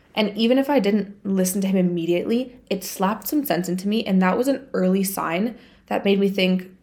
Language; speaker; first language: English; non-native, fluent; Bulgarian